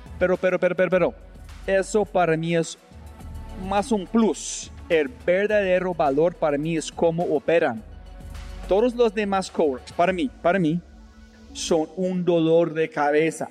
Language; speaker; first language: Spanish; non-native, fluent; English